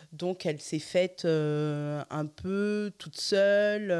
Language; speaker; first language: French; early bilingual, other home language; Fula